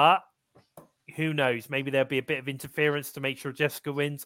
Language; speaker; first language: English; native; English